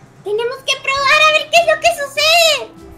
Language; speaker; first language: Spanish; native; Spanish